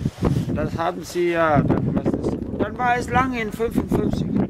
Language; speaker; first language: German; non-native, learner; Danish